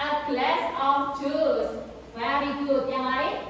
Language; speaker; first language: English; non-native, fluent; Indonesian